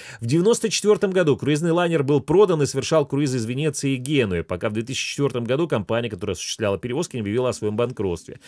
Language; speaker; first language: Russian; native; Russian